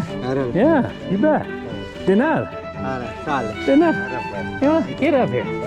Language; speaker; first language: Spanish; non-native, learner; English